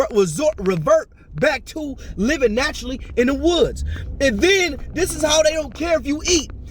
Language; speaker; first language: English; native; English